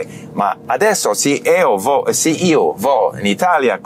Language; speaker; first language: Italian; non-native, learner; English